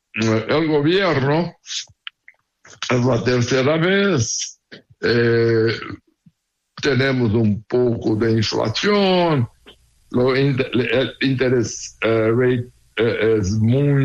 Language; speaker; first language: Spanish; non-native, learner; Portuguese